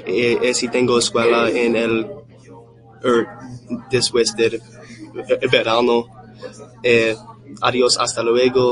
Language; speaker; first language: Spanish; non-native, learner; English